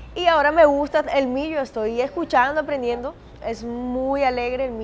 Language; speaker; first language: Spanish; native; Spanish